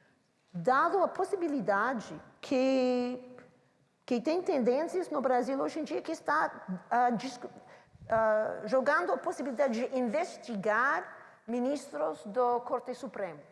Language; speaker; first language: Portuguese; non-native, learner; English